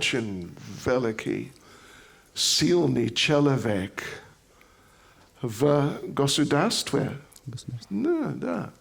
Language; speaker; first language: Russian; non-native, learner; English